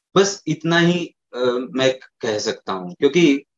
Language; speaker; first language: Hindi; native; Hindi